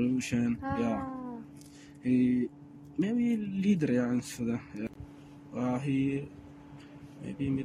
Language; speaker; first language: English; non-native, learner; Arabic